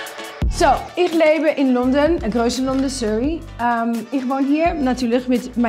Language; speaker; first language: German; non-native, fluent; Dutch